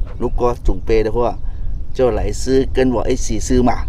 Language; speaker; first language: Chinese; non-native, learner; Thai